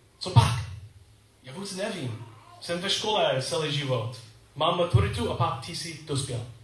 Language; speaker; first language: Czech; non-native, learner; English